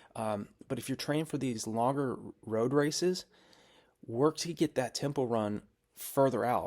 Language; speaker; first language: English; native; English